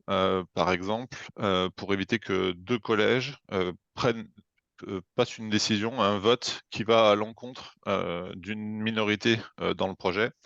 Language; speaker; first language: French; native; French